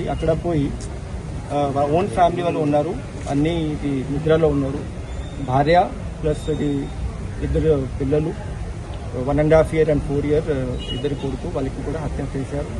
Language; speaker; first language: Telugu; non-native, learner; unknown